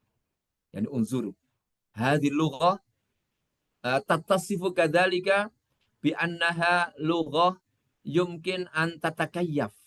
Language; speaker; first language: Arabic; non-native, fluent; Indonesian